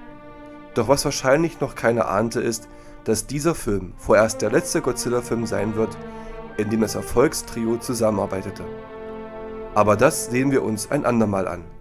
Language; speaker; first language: German; native; German